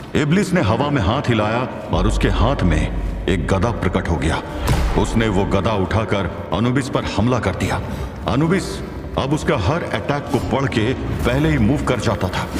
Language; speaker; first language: Hindi; native; Hindi